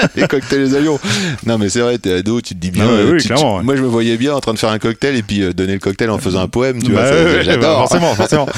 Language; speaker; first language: French; native; French